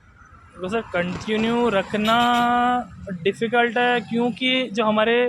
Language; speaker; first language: Hindi; native; Hindi